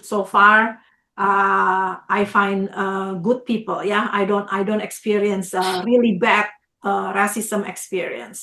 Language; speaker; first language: English; non-native, fluent; Indonesian